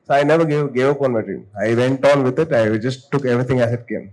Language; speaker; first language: English; non-native, local second language; Telugu